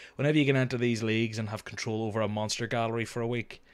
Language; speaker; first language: English; native; English